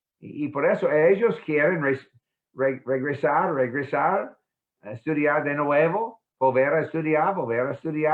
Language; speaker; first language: Spanish; non-native, fluent; English